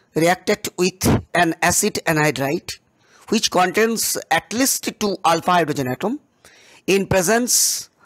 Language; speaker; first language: English; non-native, local second language; Bangla